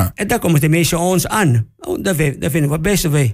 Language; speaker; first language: Dutch; non-native, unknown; Italian